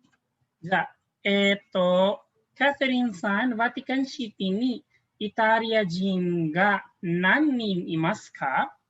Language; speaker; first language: Japanese; non-native, fluent; Filipino